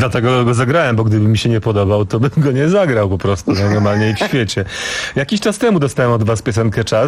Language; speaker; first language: Polish; native; Polish